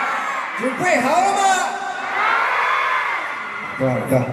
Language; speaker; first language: Chinese; non-native, learner; Korean